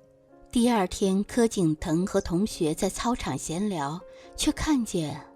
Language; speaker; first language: Chinese; native; Chinese